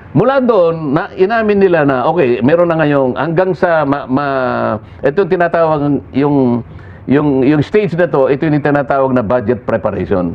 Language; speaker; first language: Filipino; native; Filipino